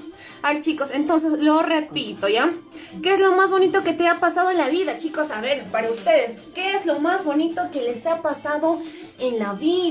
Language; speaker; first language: Spanish; native; Spanish